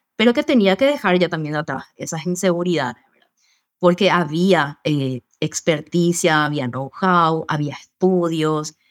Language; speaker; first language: Spanish; native; Spanish